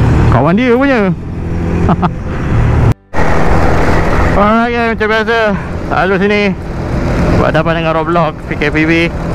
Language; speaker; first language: Malay; native; Malay